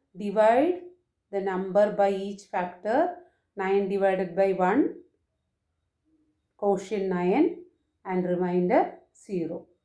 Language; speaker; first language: English; non-native, local second language; Malayalam